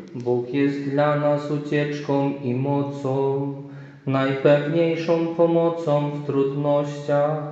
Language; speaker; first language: Polish; native; Polish